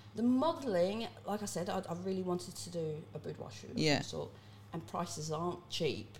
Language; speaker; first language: English; early bilingual, other home language; Cantonese